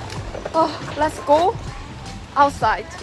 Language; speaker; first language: English; non-native, learner; Korean